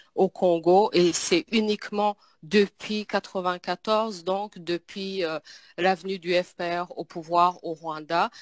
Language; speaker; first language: French; non-native, local second language; Kinyarwanda